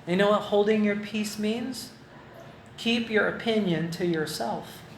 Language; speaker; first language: English; non-native, local second language; Filipino